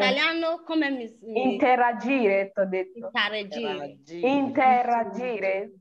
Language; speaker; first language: Italian; non-native, fluent; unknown